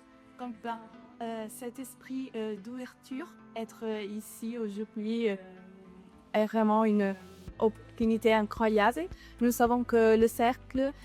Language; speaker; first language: French; non-native, local second language; Italian